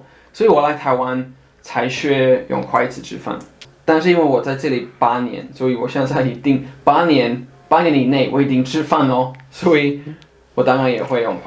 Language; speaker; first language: Chinese; non-native, fluent; Swedish